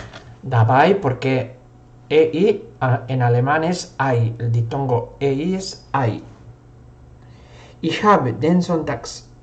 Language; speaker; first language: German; non-native, fluent; Spanish